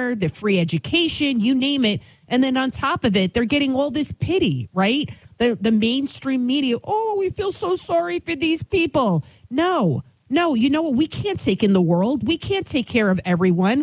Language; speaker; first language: English; early bilingual, other home language; Albanian